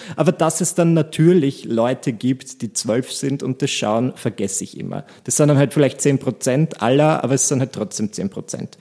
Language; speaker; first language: German; native; German